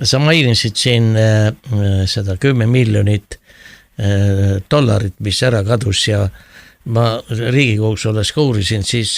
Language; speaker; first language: Estonian; native; Estonian